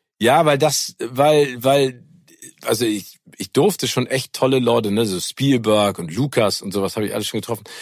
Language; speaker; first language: German; native; German